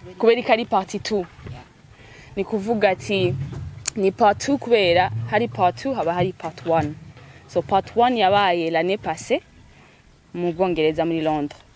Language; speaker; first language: Rundi; early bilingual, heritage; Rundi